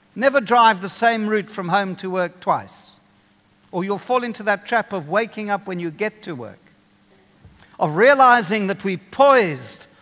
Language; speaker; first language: English; native; English